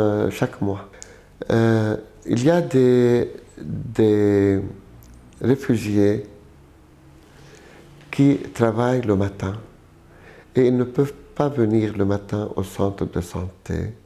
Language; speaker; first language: French; non-native, local second language; Arabic